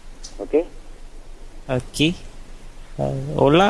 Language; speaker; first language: Spanish; non-native, learner; English